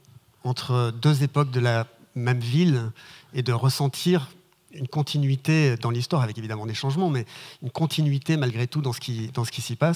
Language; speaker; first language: French; native; French